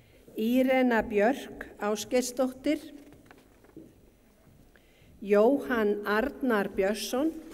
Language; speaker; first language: Icelandic; native; Icelandic